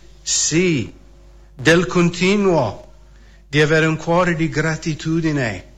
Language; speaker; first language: Italian; non-native, fluent; English